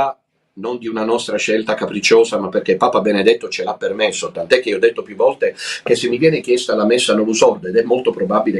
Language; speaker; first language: Italian; native; Italian